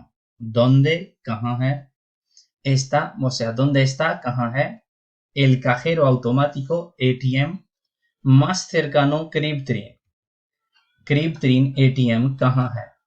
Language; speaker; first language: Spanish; non-native, fluent; Urdu